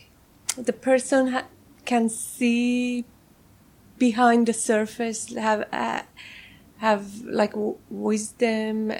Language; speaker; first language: English; non-native, fluent; Persian